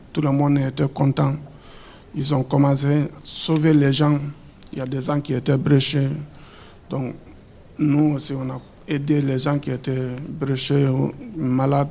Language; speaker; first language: French; non-native, learner; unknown